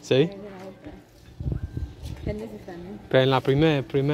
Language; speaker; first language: Spanish; non-native, learner; English